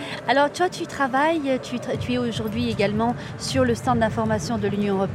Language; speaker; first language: French; native; French